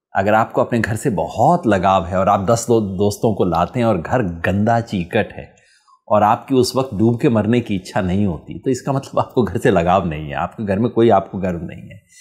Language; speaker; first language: Hindi; native; Hindi